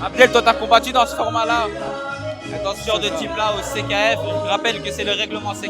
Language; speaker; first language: French; native; French